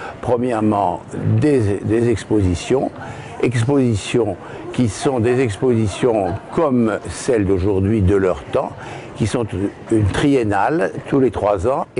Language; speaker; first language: French; native; French